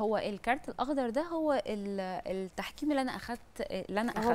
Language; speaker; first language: Arabic; native; Arabic